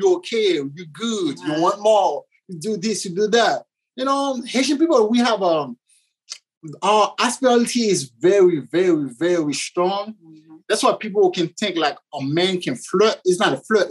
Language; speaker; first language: English; non-native, fluent; Haitian Creole